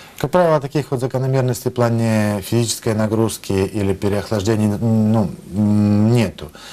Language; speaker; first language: Russian; native; Russian